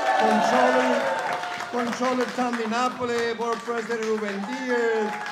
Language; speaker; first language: English; non-native, fluent; Spanish